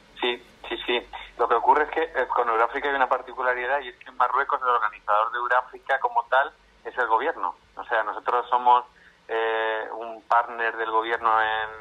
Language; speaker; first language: Spanish; native; Spanish